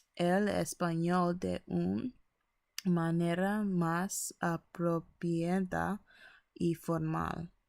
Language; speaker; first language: Spanish; early bilingual, other home language; English